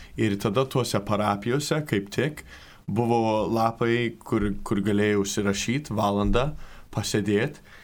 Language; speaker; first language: Lithuanian; early bilingual, heritage; Lithuanian